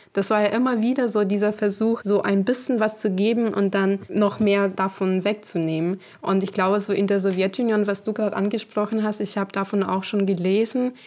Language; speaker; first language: German; non-native, fluent; Ukrainian